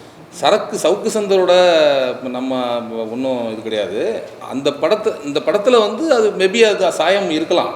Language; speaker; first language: Tamil; native; Tamil